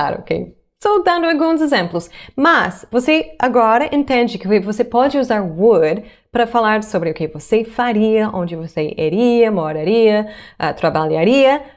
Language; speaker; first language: Portuguese; non-native, fluent; English